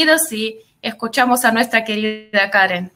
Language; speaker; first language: Spanish; non-native, fluent; Russian